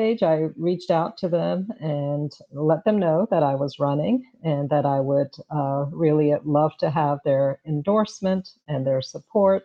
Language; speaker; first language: English; native; English